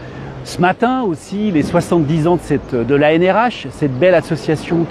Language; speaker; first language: French; native; French